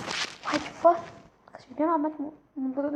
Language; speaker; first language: French; native; French